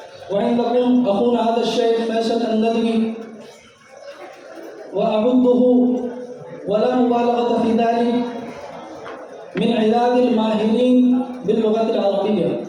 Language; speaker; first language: Arabic; non-native, fluent; Urdu